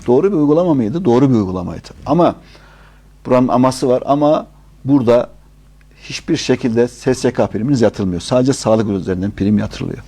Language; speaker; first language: Turkish; native; Turkish